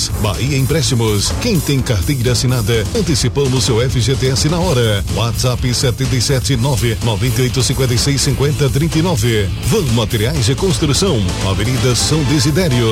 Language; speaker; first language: Portuguese; native; Portuguese